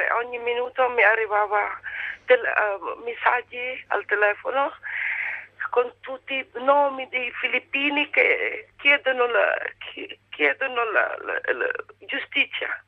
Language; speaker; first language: Italian; non-native, fluent; Filipino